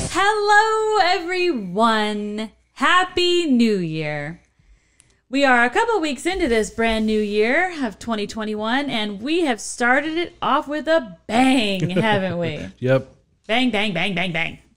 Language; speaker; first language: English; native; English